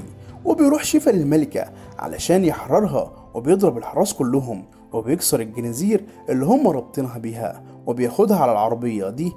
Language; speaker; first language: Arabic; native; Arabic